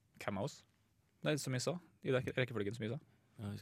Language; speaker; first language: Norwegian; native; Norwegian